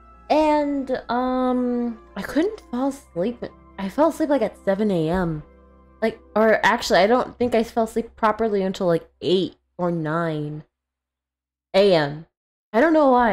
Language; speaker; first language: English; early bilingual, other home language; Spanish